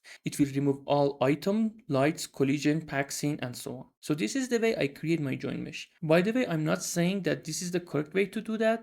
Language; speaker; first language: English; non-native, fluent; Persian